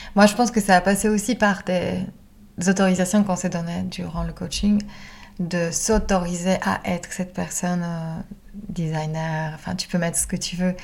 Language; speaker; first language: French; non-native, fluent; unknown